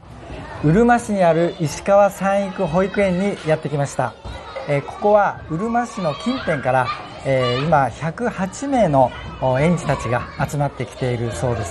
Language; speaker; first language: Japanese; native; Japanese